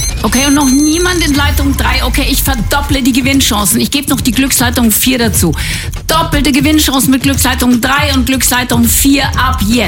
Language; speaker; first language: German; native; German